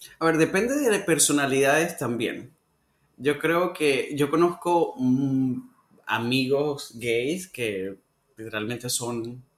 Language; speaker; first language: Spanish; native; Spanish